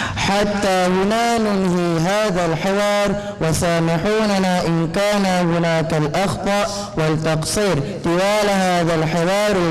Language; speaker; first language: Arabic; non-native, learner; Malay